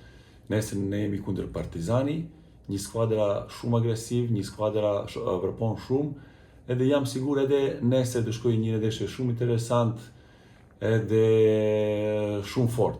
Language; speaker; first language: Albanian; non-native, learner; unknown